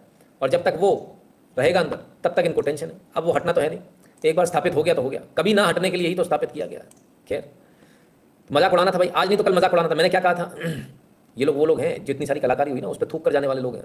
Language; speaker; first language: Hindi; native; Hindi